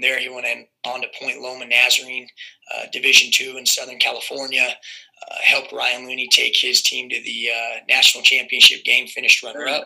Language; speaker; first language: English; native; English